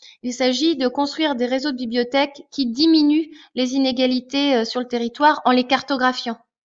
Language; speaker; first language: French; native; French